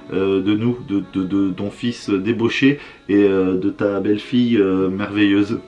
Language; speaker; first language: French; native; French